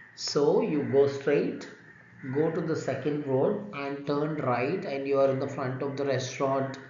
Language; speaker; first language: English; non-native, local second language; Tamil